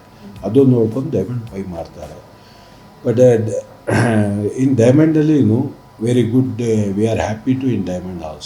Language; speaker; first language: Kannada; non-native, local second language; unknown